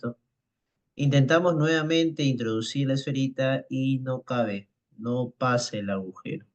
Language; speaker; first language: Spanish; native; Spanish